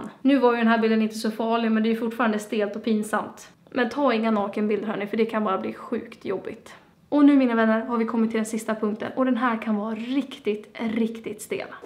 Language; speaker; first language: Swedish; native; Swedish